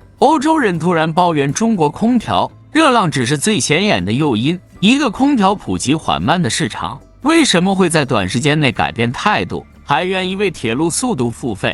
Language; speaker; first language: Chinese; native; Chinese